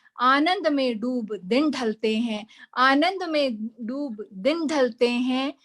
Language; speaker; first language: Hindi; native; Hindi